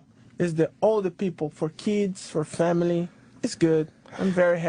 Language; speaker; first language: English; non-native, learner; Portuguese